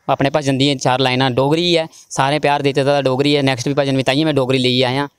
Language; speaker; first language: Hindi; native; Hindi